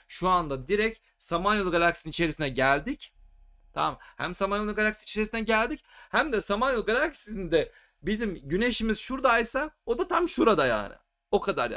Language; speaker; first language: Turkish; native; Turkish